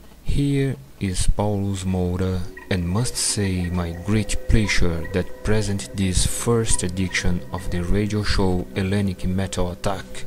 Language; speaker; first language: English; non-native, learner; Portuguese